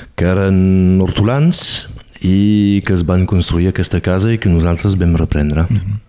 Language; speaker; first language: Catalan; non-native, local second language; French